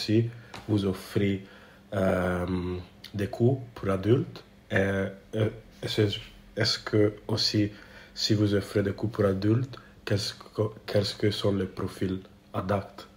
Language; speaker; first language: French; non-native, learner; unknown